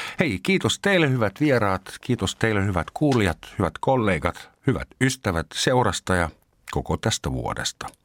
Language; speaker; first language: Finnish; non-native, fluent; German